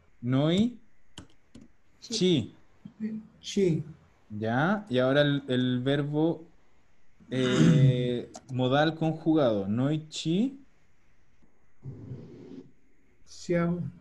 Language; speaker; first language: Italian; non-native, fluent; Spanish